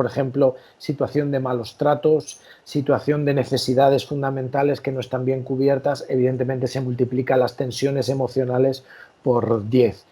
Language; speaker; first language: Spanish; native; Spanish